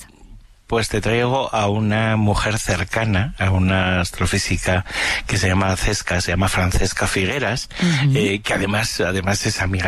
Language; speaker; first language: Spanish; native; Spanish